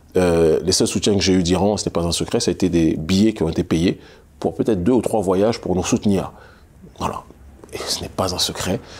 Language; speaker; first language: French; native; French